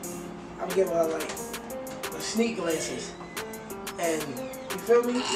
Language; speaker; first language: English; native; English